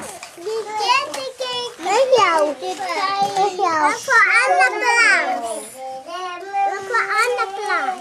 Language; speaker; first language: Icelandic; non-native, local second language; Dutch